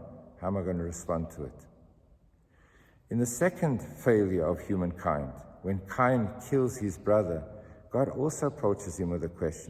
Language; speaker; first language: English; native; English